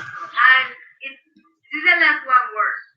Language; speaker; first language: English; non-native, learner; Spanish